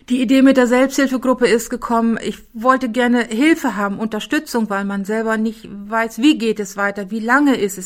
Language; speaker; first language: German; native; German